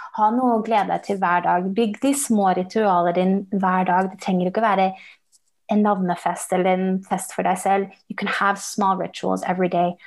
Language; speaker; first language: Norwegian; early bilingual, heritage; English